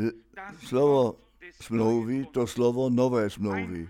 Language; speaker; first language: Czech; non-native, fluent; German